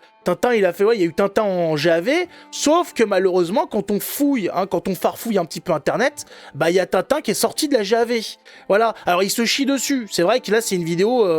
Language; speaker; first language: French; native; French